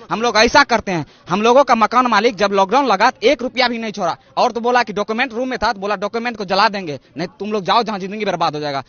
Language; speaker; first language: Hindi; native; Hindi